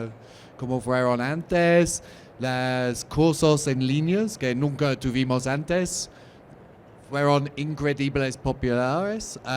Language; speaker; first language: Spanish; non-native, learner; English